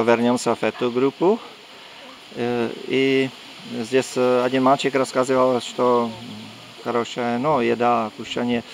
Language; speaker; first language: Russian; non-native, learner; Czech